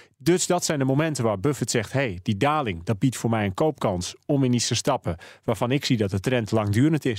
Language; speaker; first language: Dutch; native; Dutch